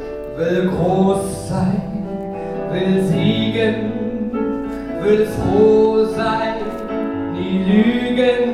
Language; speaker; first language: German; native; German